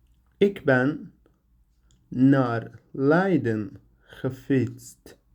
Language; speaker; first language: Dutch; non-native, learner; Turkish